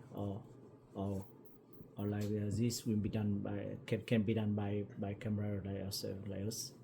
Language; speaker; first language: English; non-native, learner; Vietnamese